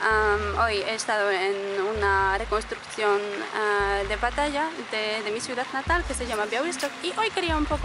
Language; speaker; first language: Spanish; non-native, fluent; Polish